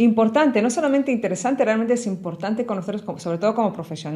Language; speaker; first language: Spanish; native; Spanish